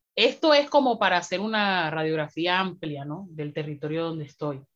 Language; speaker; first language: Spanish; native; Spanish